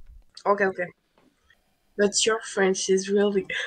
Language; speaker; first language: English; non-native, learner; French